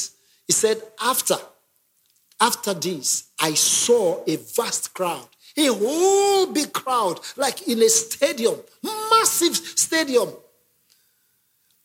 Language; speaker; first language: English; non-native, local second language; Yoruba